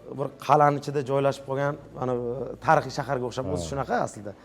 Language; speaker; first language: Uzbek; native; Uzbek